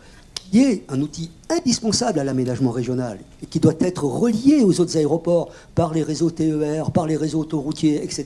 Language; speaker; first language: French; native; French